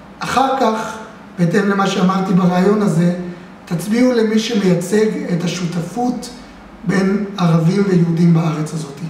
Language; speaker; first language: Hebrew; native; Hebrew